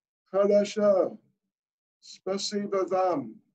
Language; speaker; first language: Russian; non-native, learner; English